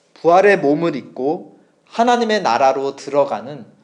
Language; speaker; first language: Korean; native; Korean